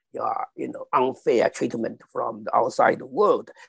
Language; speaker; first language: English; non-native, fluent; Chinese